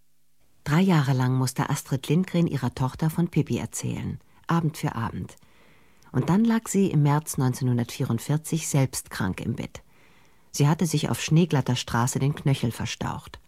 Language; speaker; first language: German; native; German